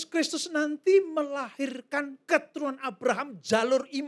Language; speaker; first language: Indonesian; native; Indonesian